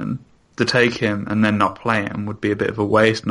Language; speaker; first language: English; native; English